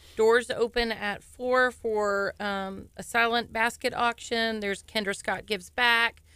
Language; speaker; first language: English; native; English